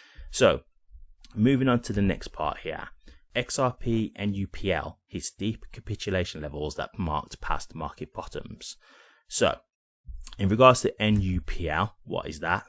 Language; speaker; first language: English; native; English